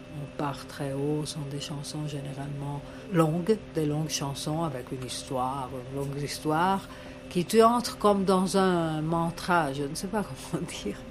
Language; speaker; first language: French; non-native, fluent; Italian